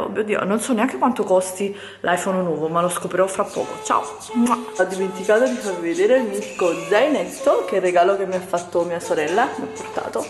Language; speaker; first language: Italian; native; Italian